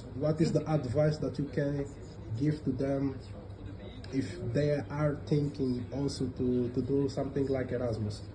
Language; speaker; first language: English; non-native, learner; Portuguese